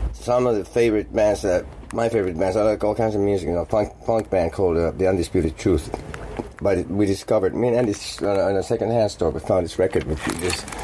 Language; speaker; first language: English; non-native, fluent; Finnish